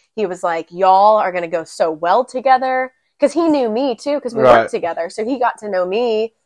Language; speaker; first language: English; native; English